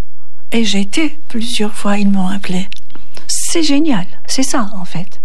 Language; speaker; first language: French; non-native, learner; Turkish